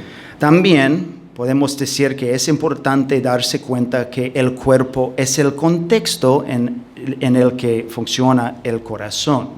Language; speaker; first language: Spanish; non-native, fluent; English